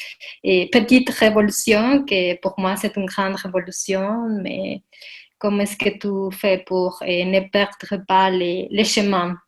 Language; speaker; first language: French; non-native, fluent; Spanish